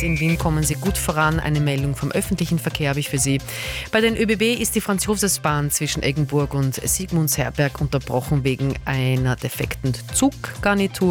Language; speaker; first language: German; native; German